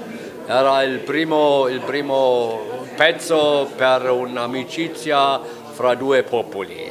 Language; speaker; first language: Italian; non-native, fluent; German